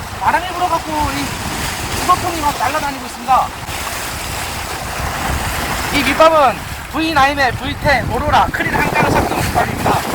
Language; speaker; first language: Korean; native; Korean